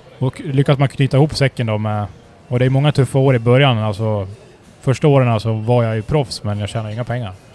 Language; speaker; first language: Swedish; native; Swedish